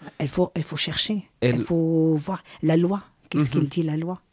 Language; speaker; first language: French; non-native, learner; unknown